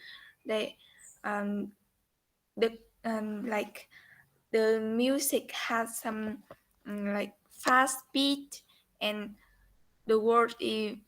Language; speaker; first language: English; non-native, learner; Vietnamese